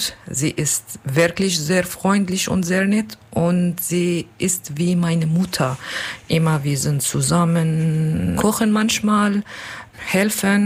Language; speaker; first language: German; non-native, learner; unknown